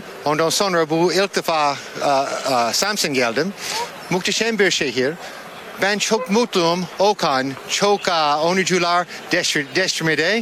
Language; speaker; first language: Turkish; non-native, learner; English